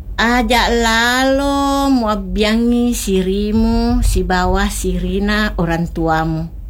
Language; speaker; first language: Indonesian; non-native, local second language; Buginese